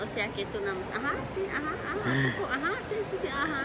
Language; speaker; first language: Spanish; native; Spanish